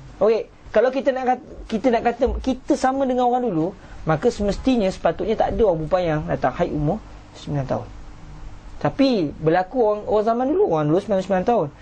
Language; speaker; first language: Malay; native; Malay